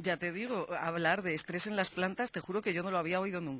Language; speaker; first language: Spanish; native; Spanish